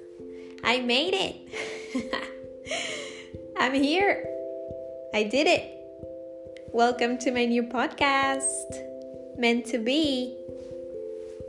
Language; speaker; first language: English; non-native, fluent; Spanish